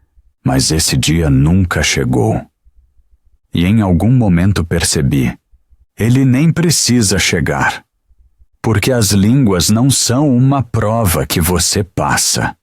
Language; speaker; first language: Portuguese; non-native, fluent; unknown